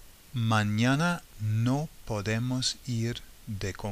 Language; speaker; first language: Spanish; non-native, fluent; English